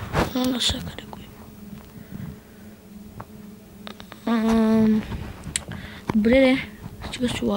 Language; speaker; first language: Bulgarian; native; Bulgarian